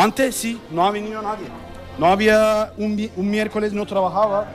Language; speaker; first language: Spanish; non-native, learner; Turkish